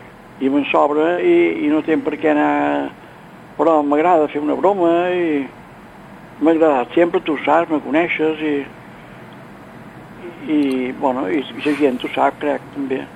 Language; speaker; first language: Catalan; native; Catalan